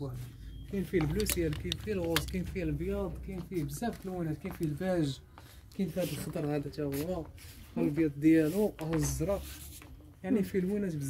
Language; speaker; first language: Arabic; native; Arabic